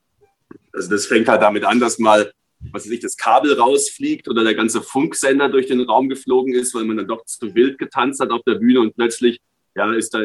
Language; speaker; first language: German; native; German